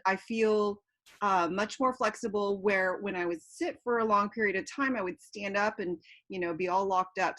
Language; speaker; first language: English; native; English